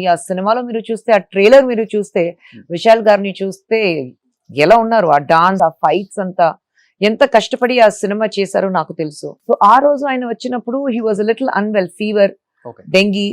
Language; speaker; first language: Telugu; non-native, fluent; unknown